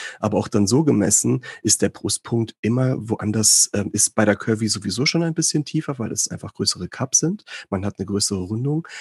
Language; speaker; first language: German; early bilingual, other home language; Greek